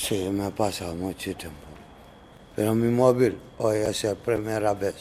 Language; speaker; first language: Spanish; non-native, learner; Arabic